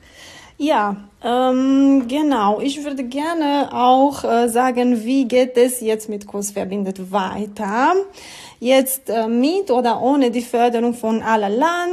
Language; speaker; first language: German; non-native, learner; Romanian